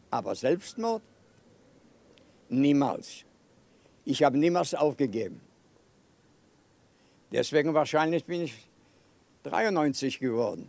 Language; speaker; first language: German; non-native, fluent; Yiddish